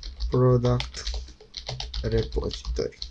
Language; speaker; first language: English; non-native, fluent; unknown